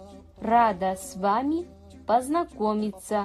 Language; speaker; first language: Russian; non-native, fluent; Kazakh